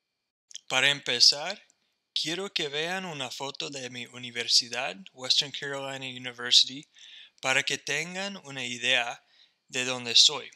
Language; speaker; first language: Spanish; non-native, fluent; English